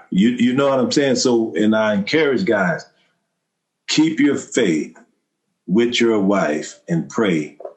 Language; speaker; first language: English; native; English